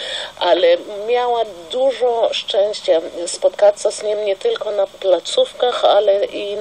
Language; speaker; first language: Polish; non-native, fluent; Russian